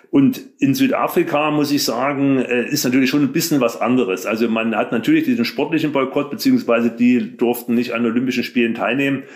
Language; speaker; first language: German; native; German